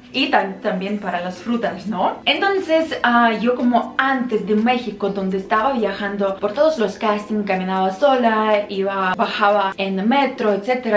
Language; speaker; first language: Spanish; non-native, fluent; Ukrainian